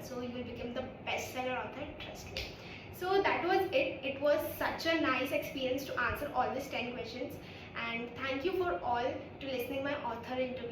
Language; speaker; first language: English; non-native, local second language; Hindi